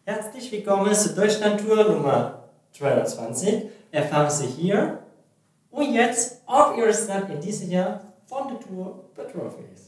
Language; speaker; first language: German; non-native, learner; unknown